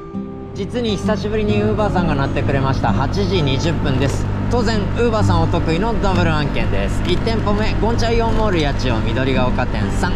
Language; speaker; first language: Japanese; native; Japanese